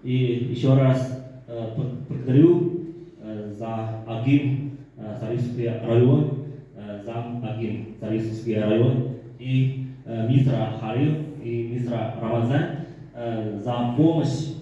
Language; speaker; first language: Russian; non-native, fluent; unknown